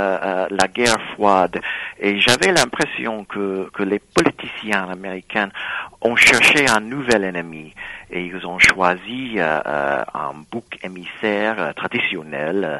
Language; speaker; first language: French; non-native, fluent; English